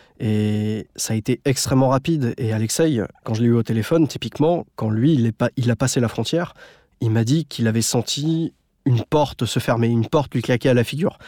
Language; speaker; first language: French; native; French